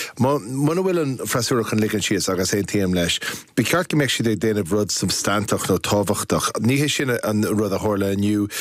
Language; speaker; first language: Irish; non-native, local second language; English